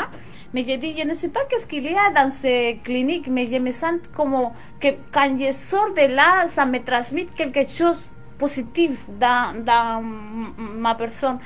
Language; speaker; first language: French; non-native, local second language; Spanish